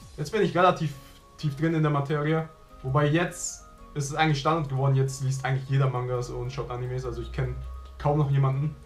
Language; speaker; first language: German; early bilingual, other home language; Vietnamese